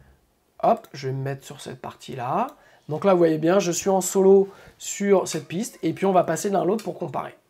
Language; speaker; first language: French; native; French